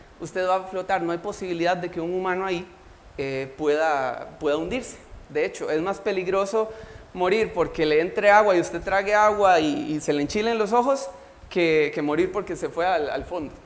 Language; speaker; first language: Spanish; native; Spanish